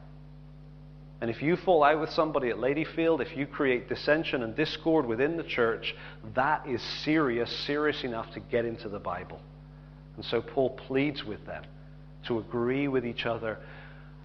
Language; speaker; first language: English; native; English